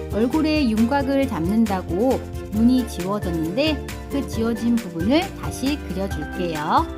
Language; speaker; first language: Korean; native; Korean